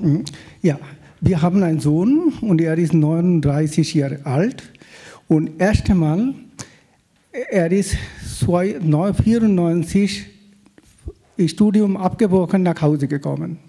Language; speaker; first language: German; non-native, fluent; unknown